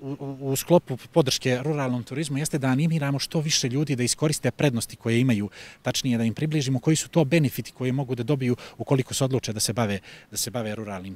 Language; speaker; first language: Croatian; native; Croatian